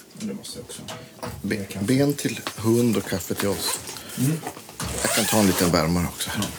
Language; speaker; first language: Swedish; native; Swedish